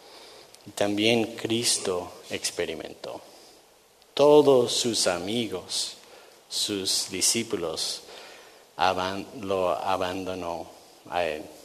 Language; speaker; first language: Spanish; non-native, fluent; English